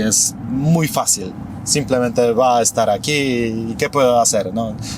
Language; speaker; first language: Spanish; non-native, fluent; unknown